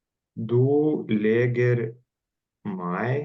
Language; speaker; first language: Norwegian; non-native, learner; Lithuanian